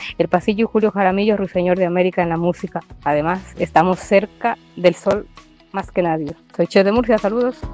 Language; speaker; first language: Spanish; native; Spanish